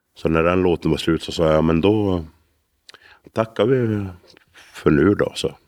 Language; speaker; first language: Swedish; native; Swedish